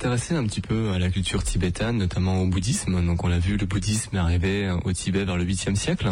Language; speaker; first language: French; native; French